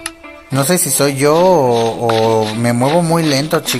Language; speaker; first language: Spanish; native; Spanish